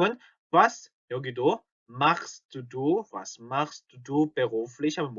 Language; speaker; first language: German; non-native, fluent; Korean